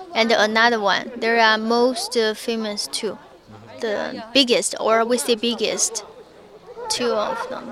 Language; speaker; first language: English; non-native, fluent; Chinese